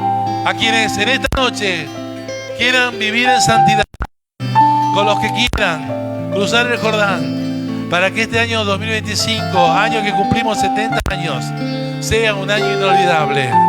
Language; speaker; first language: Spanish; native; Spanish